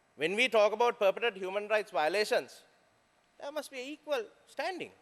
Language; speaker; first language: English; non-native, local second language; Sinhala